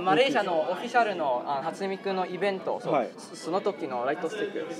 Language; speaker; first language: Japanese; non-native, fluent; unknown